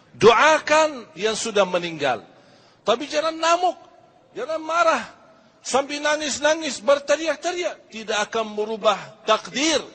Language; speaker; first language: Malay; non-native, fluent; Arabic